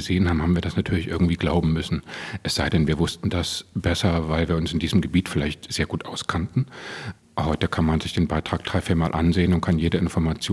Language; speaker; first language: German; native; German